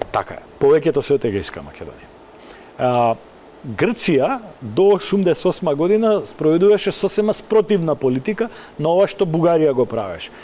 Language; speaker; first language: Macedonian; native; Macedonian